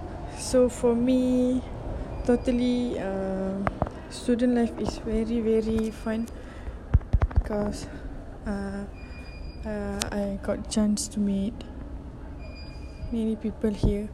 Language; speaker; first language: English; non-native, local second language; Malay